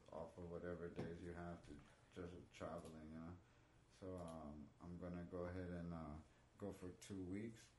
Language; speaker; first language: English; non-native, fluent; Spanish